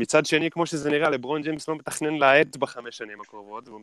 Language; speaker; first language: Hebrew; native; Hebrew